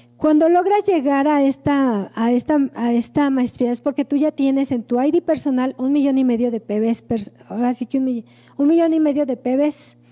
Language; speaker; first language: Spanish; native; Spanish